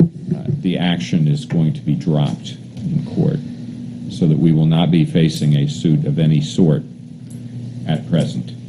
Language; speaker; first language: English; native; English